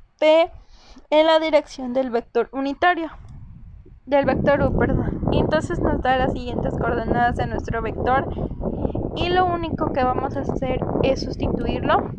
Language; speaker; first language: Spanish; native; Spanish